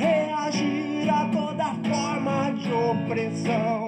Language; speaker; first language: Portuguese; native; Portuguese